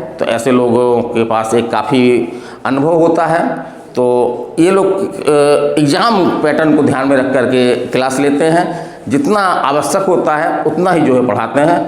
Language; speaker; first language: Hindi; native; Hindi